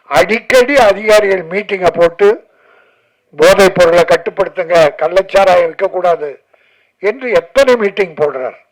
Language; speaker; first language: Tamil; native; Tamil